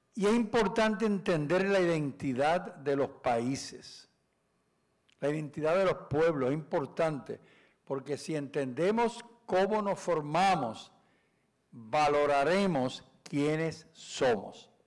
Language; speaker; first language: Spanish; native; Spanish